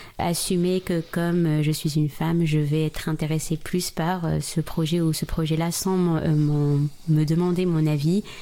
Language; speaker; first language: French; non-native, local second language; Arabic